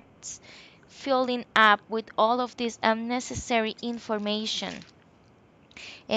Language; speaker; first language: English; non-native, local second language; Spanish